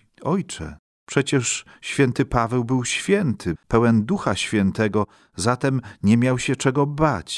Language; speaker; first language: Polish; native; Polish